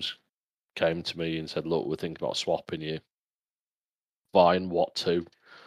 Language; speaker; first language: English; native; English